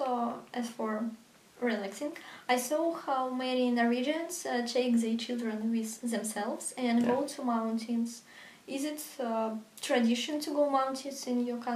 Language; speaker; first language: English; non-native, learner; Russian